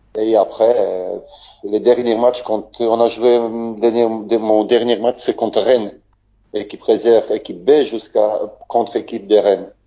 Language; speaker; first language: French; non-native, learner; Polish